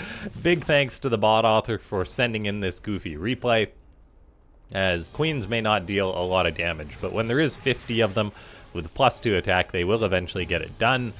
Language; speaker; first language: English; native; English